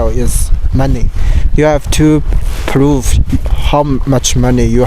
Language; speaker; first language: English; non-native, learner; Chinese